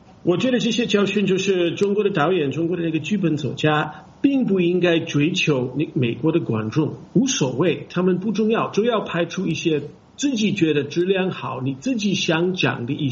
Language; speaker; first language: Chinese; non-native, fluent; English